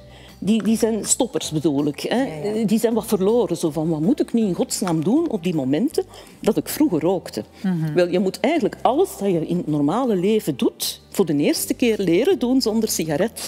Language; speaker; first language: Dutch; native; Dutch